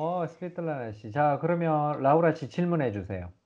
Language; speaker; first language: Korean; native; Korean